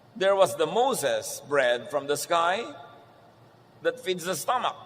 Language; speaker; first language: English; non-native, local second language; Filipino